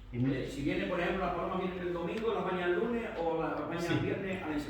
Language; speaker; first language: Spanish; native; Spanish